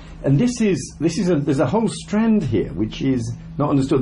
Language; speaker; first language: English; native; English